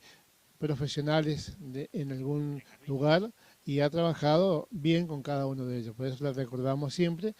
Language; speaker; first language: Spanish; native; Spanish